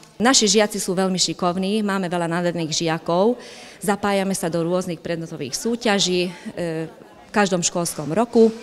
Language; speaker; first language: Slovak; non-native, local second language; Hungarian